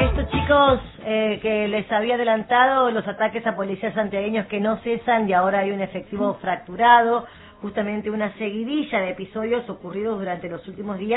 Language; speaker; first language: Spanish; native; Spanish